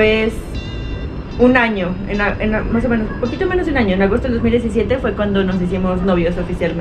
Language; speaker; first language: Spanish; native; Spanish